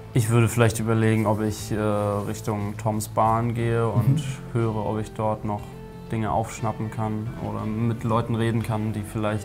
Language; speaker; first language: German; native; German